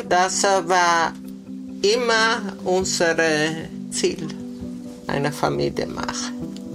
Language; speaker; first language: German; non-native, learner; Italian